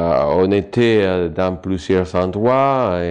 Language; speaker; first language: French; non-native, fluent; Spanish